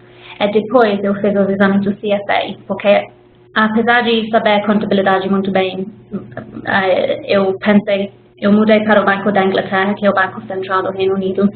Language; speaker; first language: Portuguese; non-native, fluent; English